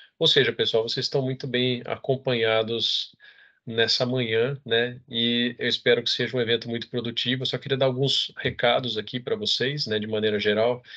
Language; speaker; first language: Portuguese; native; Portuguese